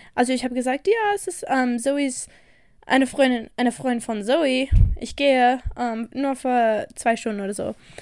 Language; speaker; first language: German; non-native, fluent; English